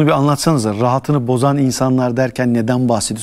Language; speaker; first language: Turkish; native; Turkish